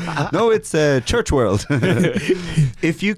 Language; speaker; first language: English; native; English